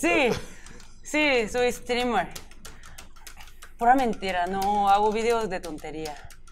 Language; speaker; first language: Spanish; non-native, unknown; Korean